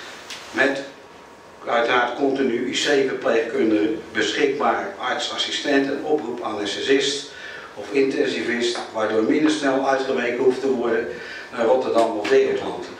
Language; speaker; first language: Dutch; native; Dutch